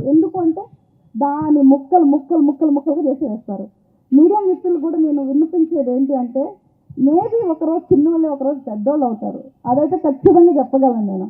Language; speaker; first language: Telugu; native; Telugu